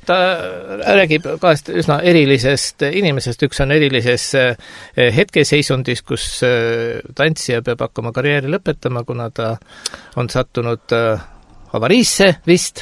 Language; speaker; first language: Estonian; native; Estonian